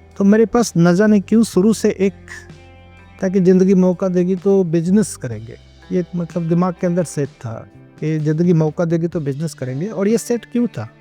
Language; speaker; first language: Hindi; native; Hindi